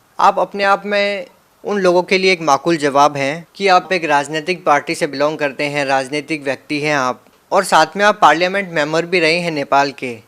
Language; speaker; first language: Hindi; native; Hindi